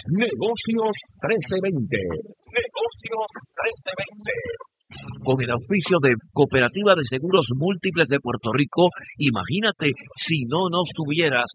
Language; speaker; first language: Spanish; native; Spanish